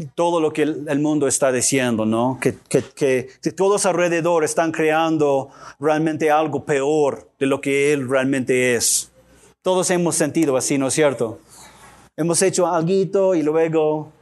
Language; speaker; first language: Spanish; non-native, fluent; English